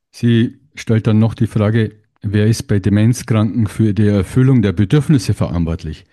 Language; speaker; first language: German; native; German